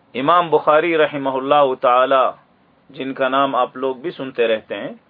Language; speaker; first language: Urdu; native; Urdu